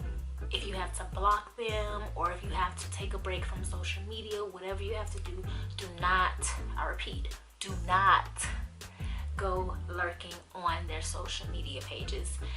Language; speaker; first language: English; native; English